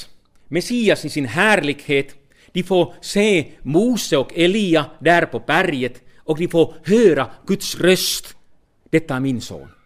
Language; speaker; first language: Swedish; non-native, fluent; Finnish